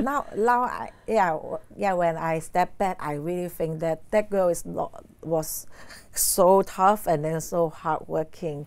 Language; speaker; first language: English; non-native, learner; Cantonese